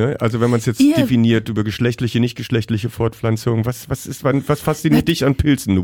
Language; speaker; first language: German; native; German